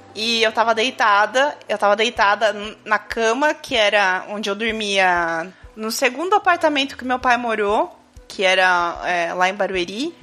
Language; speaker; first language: Portuguese; native; Portuguese